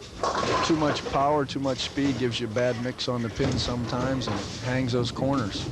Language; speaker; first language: English; native; English